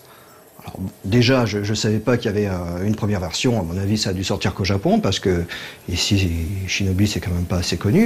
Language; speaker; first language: French; native; French